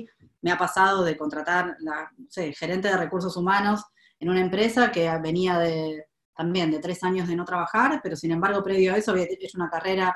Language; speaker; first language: Spanish; native; Spanish